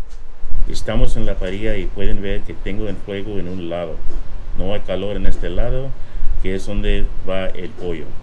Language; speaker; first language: Spanish; early bilingual, heritage; English